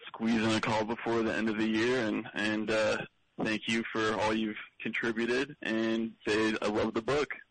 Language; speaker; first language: English; native; English